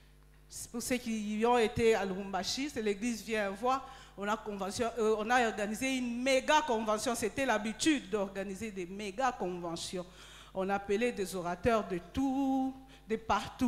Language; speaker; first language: French; non-native, local second language; Lingala